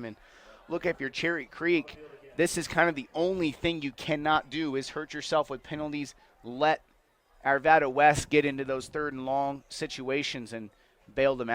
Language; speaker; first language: English; native; English